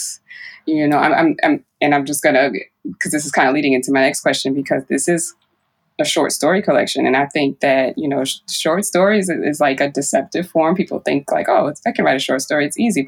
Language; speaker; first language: English; native; English